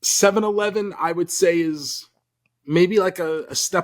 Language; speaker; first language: English; native; English